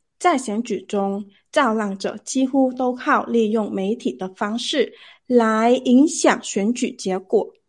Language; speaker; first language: Chinese; non-native, learner; Vietnamese